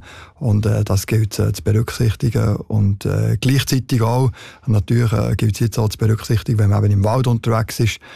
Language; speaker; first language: German; native; German